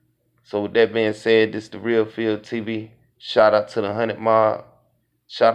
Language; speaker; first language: English; native; English